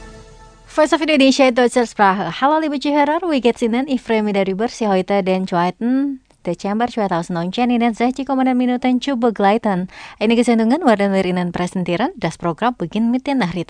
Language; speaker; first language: German; non-native, fluent; Indonesian